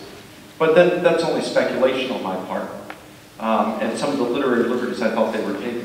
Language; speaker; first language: English; native; English